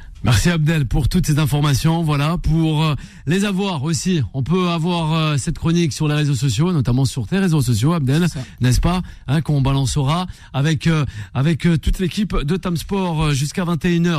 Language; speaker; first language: French; native; French